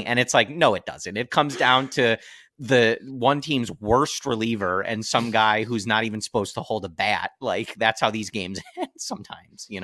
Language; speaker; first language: English; native; English